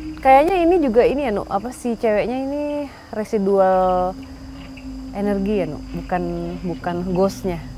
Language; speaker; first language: Indonesian; native; Indonesian